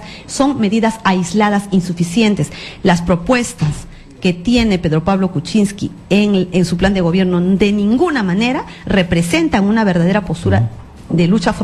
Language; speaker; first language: Spanish; native; Spanish